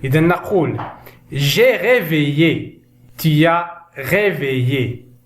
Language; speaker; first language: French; non-native, local second language; Arabic